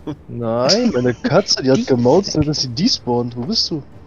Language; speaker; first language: German; native; German